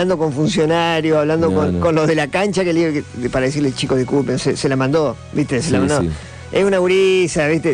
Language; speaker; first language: Spanish; native; Spanish